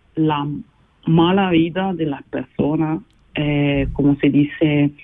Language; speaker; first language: Spanish; non-native, fluent; Portuguese